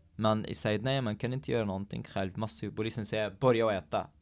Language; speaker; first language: Swedish; non-native, fluent; Arabic